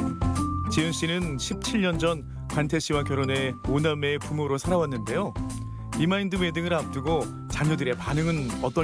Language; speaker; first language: Korean; native; Korean